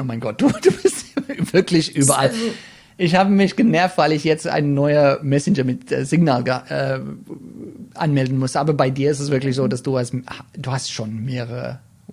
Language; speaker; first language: German; non-native, fluent; English